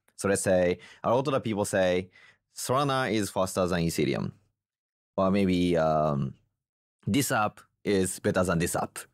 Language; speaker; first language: English; non-native, fluent; Japanese